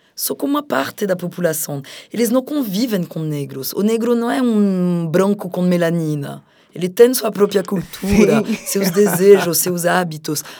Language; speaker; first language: Portuguese; non-native, fluent; French